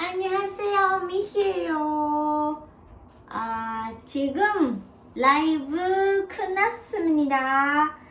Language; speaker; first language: Korean; non-native, learner; Japanese